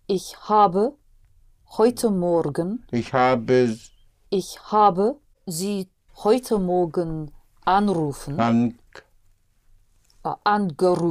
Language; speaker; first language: German; non-native, learner; English